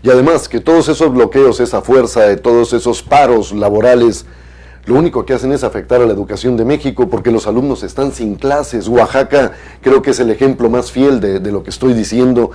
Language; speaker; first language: Spanish; native; Spanish